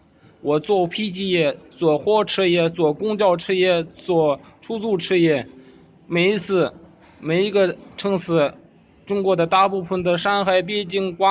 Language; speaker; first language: Chinese; non-native, local second language; Kazakh